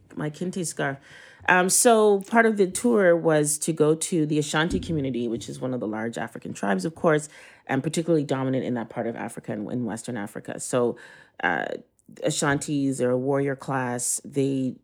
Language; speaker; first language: English; native; English